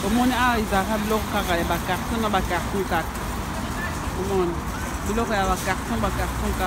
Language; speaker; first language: French; non-native, local second language; Lingala